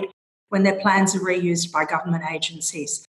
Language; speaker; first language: English; native; English